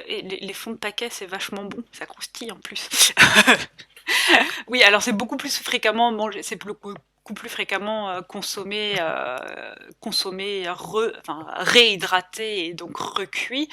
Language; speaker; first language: French; native; French